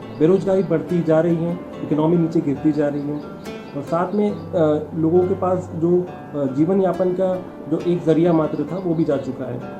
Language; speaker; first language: Hindi; non-native, local second language; Marathi